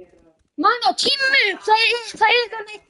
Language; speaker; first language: Icelandic; early bilingual, heritage; Icelandic